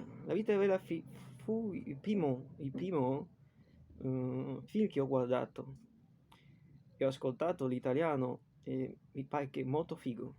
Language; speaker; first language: Italian; non-native, learner; Spanish